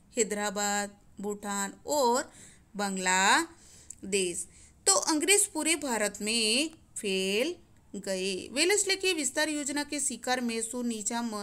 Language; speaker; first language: Hindi; non-native, local second language; Gujarati